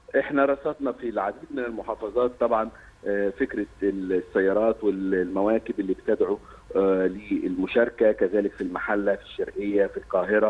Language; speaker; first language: Arabic; native; Arabic